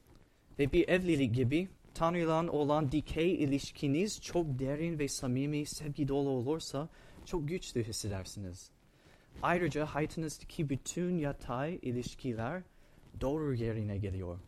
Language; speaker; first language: Turkish; non-native, fluent; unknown